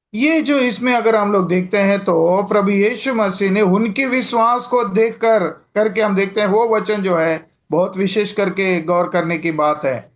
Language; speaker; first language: Hindi; non-native, local second language; Telugu